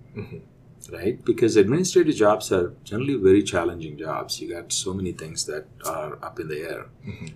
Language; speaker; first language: English; non-native, local second language; Telugu